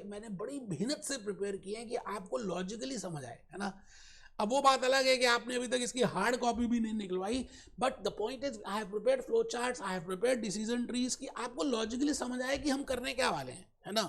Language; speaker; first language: Hindi; native; Hindi